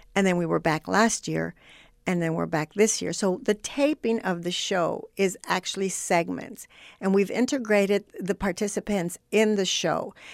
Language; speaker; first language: English; native; English